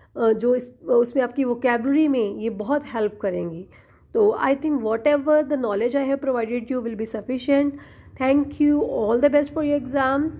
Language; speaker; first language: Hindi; non-native, local second language; Punjabi